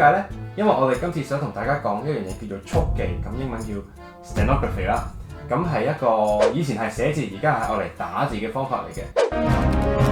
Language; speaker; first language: Cantonese; native; Cantonese